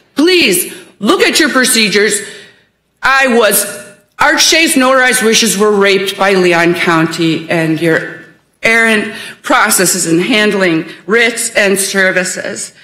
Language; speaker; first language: English; native; English